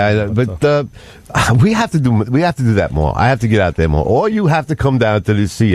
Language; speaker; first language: English; native; English